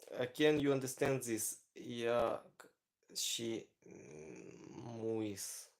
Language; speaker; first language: English; non-native, learner; Ukrainian